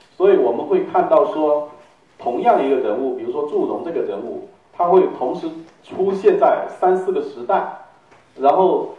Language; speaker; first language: Chinese; native; Chinese